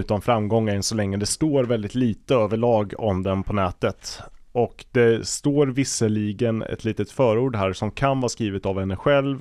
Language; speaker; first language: Swedish; native; Swedish